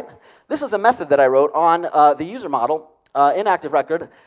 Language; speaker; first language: English; native; English